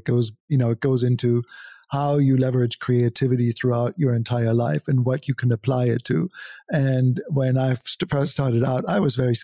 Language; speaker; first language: English; non-native, fluent; German